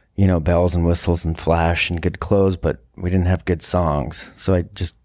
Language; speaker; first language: English; native; English